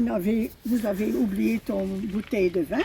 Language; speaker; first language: French; non-native, local second language; Dutch